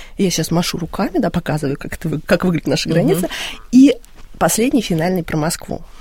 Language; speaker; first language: Russian; native; Russian